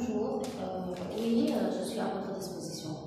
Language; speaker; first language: French; non-native, local second language; Arabic